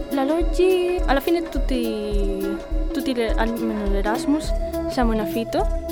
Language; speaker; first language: Italian; non-native, fluent; Spanish